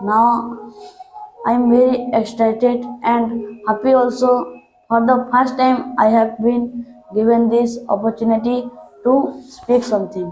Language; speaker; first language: English; non-native, learner; Hindi